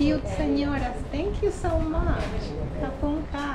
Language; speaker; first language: English; non-native, learner; Spanish